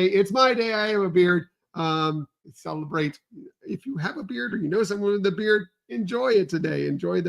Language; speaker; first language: English; native; English